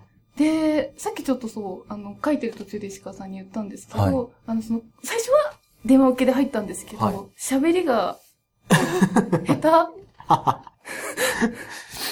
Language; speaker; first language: Japanese; native; Japanese